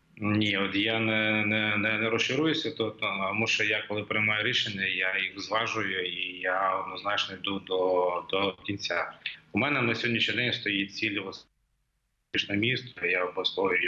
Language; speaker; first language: Ukrainian; native; Ukrainian